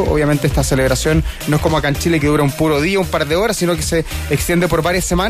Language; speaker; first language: Spanish; native; Spanish